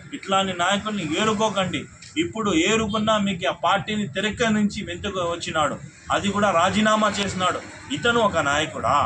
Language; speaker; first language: Telugu; non-native, local second language; Urdu